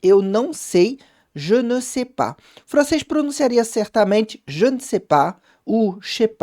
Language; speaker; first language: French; non-native, fluent; Portuguese